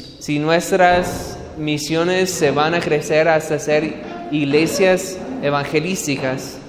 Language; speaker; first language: Spanish; non-native, fluent; English